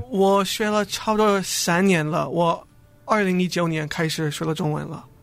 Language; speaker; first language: Chinese; non-native, fluent; English